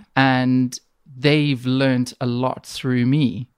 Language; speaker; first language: English; native; English